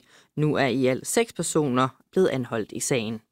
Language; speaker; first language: Danish; native; Danish